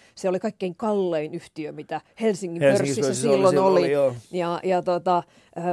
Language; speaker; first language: Finnish; native; Finnish